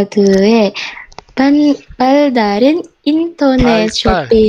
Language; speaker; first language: Korean; non-native, learner; Indonesian